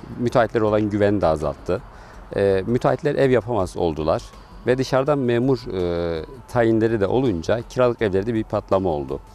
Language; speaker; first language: Turkish; native; Turkish